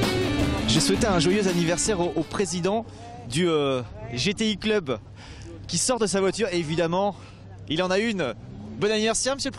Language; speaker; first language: French; native; French